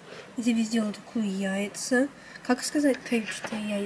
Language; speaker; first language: Russian; early bilingual, heritage; Russian